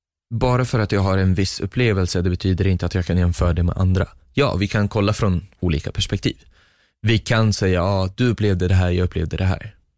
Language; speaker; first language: Swedish; non-native, fluent; Arabic